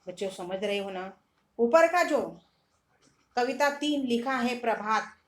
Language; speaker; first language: Hindi; non-native, local second language; Marathi